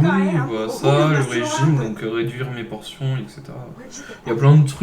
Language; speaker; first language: French; native; French